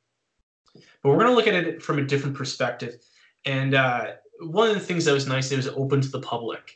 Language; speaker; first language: English; native; English